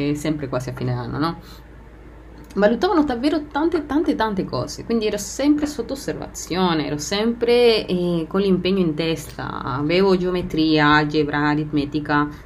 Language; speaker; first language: Italian; non-native, fluent; Spanish